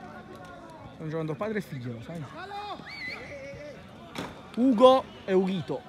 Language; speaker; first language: Italian; native; Italian